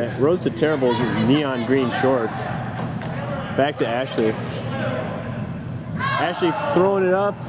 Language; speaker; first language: English; native; English